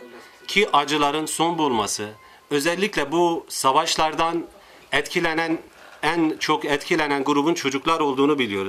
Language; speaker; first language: Turkish; native; Turkish